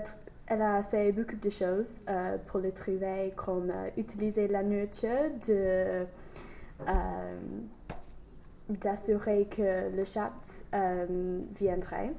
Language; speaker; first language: French; non-native, learner; English